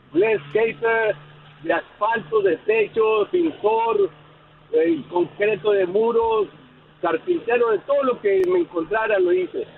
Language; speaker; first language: Spanish; native; Spanish